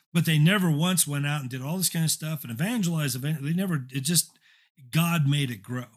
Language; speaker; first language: English; native; English